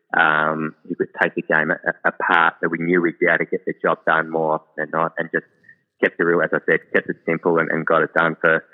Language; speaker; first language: English; native; English